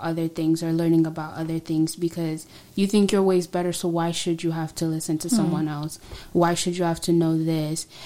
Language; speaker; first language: English; non-native, local second language; Swahili